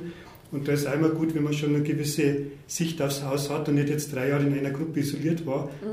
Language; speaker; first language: German; native; German